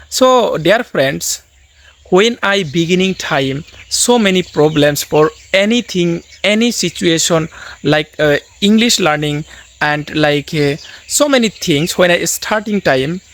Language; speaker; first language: English; non-native, learner; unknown